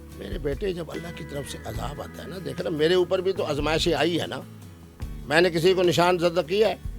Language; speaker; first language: Urdu; non-native, local second language; Saraiki